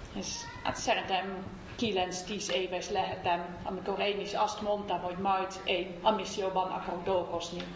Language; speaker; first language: Hungarian; non-native, fluent; Dutch